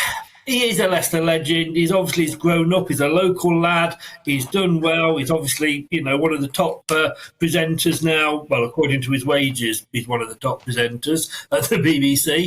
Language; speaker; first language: English; native; English